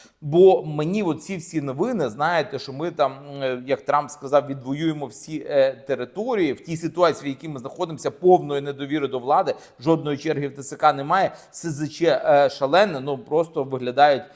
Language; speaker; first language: Ukrainian; native; Ukrainian